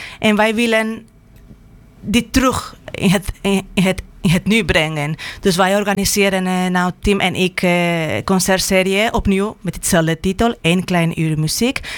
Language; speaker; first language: Dutch; non-native, fluent; Spanish